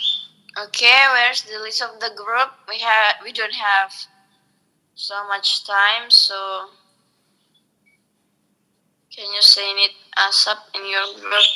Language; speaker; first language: English; non-native, local second language; Indonesian